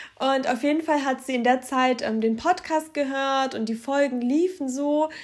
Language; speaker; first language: German; early bilingual, other home language; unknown